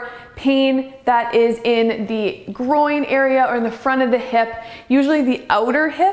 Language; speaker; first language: English; native; English